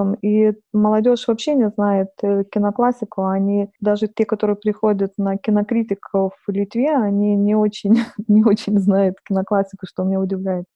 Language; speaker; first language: Russian; non-native, fluent; Lithuanian